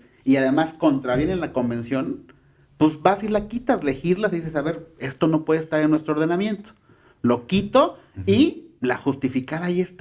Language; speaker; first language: Spanish; native; Spanish